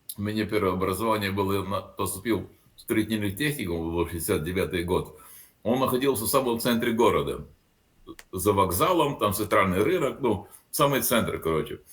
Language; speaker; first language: Russian; non-native, local second language; Latvian